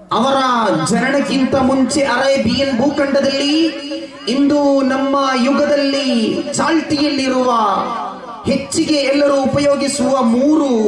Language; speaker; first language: Kannada; non-native, local second language; Malayalam